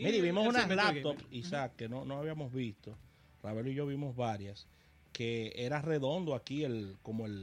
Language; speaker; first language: Spanish; native; Spanish